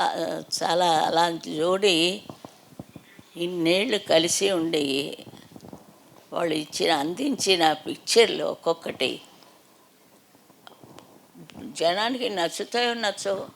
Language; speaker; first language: Telugu; native; Telugu